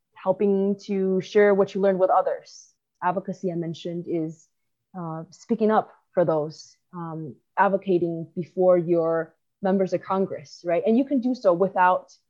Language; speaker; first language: English; early bilingual, other home language; Chinese